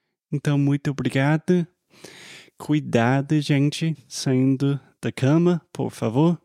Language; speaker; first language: Portuguese; non-native, fluent; English